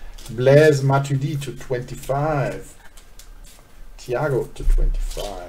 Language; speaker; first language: German; native; German